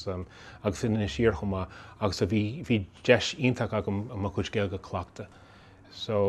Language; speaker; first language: Irish; non-native, fluent; English